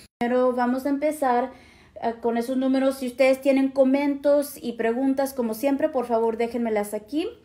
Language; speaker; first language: Spanish; early bilingual, heritage; Spanish